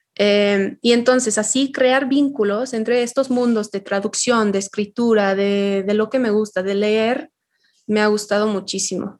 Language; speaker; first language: Spanish; non-native, fluent; English